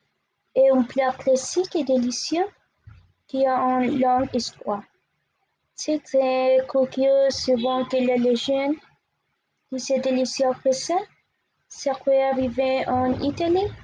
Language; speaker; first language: French; non-native, learner; Spanish